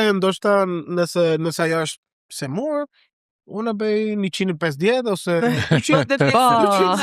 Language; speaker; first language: Albanian; non-native, learner; Spanish